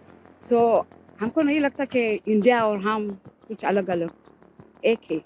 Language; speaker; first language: Hindi; early bilingual, heritage; Hindi